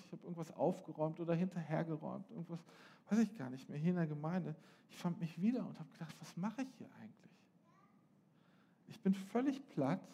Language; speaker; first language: German; native; German